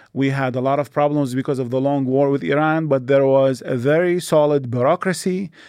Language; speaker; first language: English; non-native, fluent; Arabic